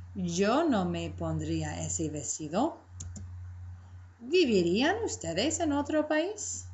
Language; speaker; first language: Spanish; non-native, fluent; English